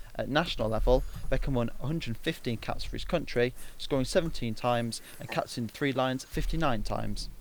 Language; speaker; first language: English; native; English